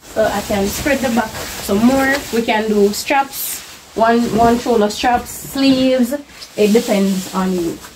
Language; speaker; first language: English; native; English